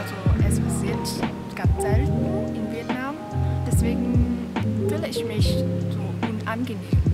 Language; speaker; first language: German; non-native, learner; Vietnamese